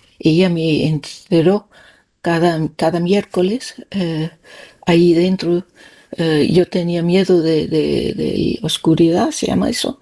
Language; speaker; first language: Spanish; non-native, learner; Danish